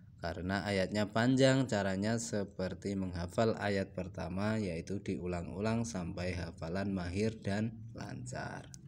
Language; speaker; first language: Indonesian; native; Indonesian